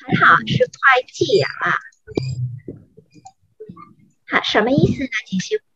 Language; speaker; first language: Chinese; non-native, fluent; Vietnamese